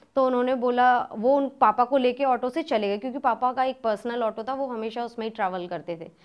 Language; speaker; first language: Hindi; native; Hindi